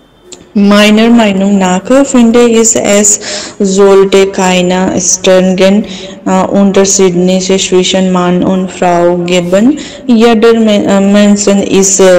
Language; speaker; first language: German; non-native, learner; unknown